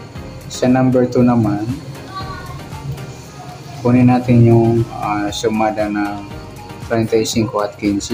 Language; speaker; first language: Filipino; native; Filipino